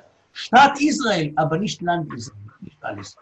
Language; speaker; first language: German; non-native, learner; Hebrew